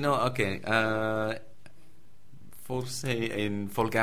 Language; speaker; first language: Italian; non-native, fluent; English